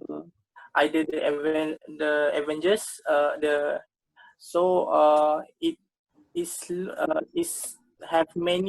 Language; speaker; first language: English; non-native, local second language; Malay